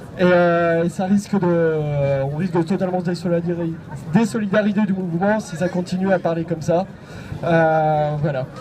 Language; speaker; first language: French; native; French